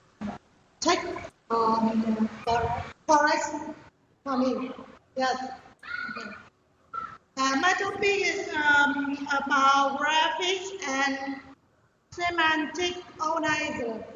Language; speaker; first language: English; non-native, learner; Vietnamese